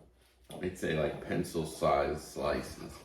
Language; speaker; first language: English; native; English